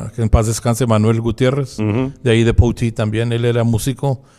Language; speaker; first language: Spanish; early bilingual, heritage; Spanish